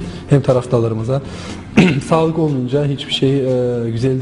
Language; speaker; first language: Turkish; non-native, local second language; German